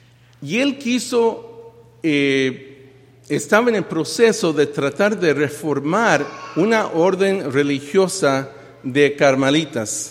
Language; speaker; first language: Spanish; early bilingual, heritage; Spanish